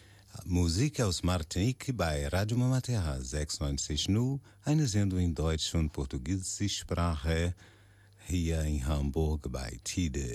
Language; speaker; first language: German; non-native, learner; Portuguese